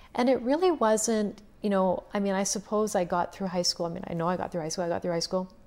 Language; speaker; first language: English; native; English